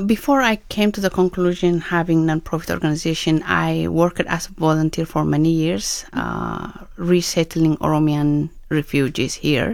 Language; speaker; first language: English; non-native, fluent; Oromo